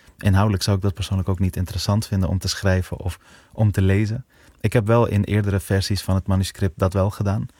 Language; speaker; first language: Dutch; early bilingual, other home language; Persian